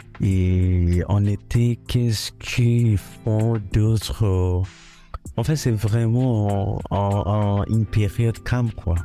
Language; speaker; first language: French; non-native, fluent; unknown